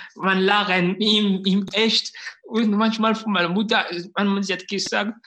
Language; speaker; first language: German; non-native, fluent; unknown